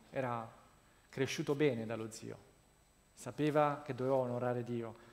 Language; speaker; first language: Italian; non-native, fluent; Russian